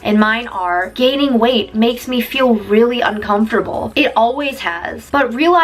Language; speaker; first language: English; native; English